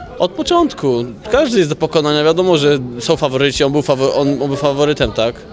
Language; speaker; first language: Polish; native; Polish